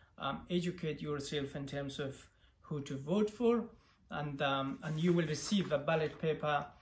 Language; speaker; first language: English; non-native, fluent; Persian